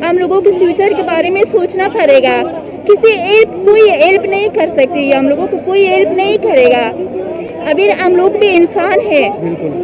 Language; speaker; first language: Hindi; non-native, learner; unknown